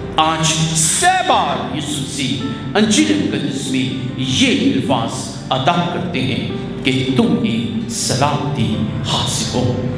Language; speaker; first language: Urdu; non-native, local second language; Punjabi